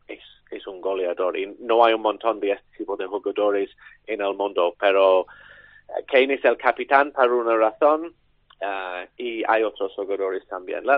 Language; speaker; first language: Spanish; non-native, learner; English